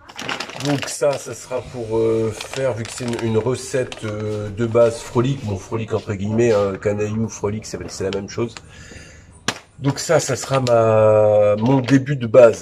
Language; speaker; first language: French; native; French